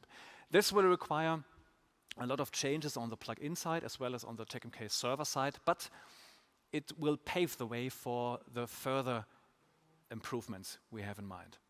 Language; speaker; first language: English; non-native, fluent; German